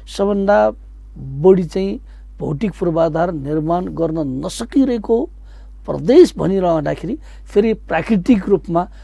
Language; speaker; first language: Nepali; non-native, local second language; Newari